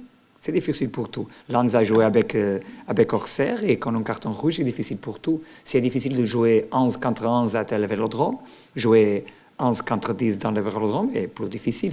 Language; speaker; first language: French; non-native, learner; Portuguese